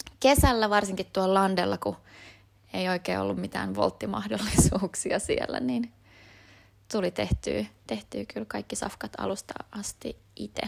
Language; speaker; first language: Finnish; native; Finnish